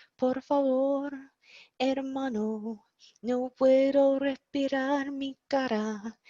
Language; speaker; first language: Spanish; non-native, fluent; English